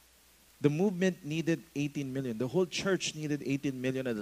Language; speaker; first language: English; non-native, local second language; Filipino